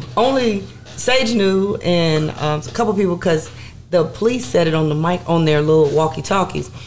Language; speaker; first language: English; native; English